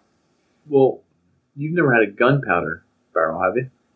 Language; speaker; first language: English; native; English